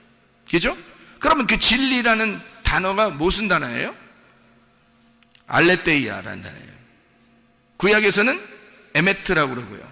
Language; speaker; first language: Korean; native; Korean